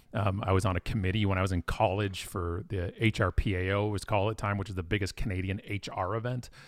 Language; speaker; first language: English; native; English